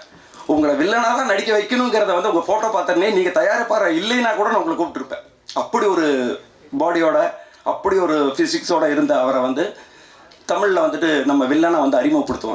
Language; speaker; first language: Tamil; native; Tamil